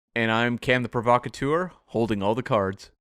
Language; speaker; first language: English; native; English